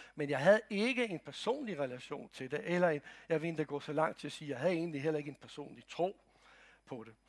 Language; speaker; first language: Danish; non-native, fluent; Croatian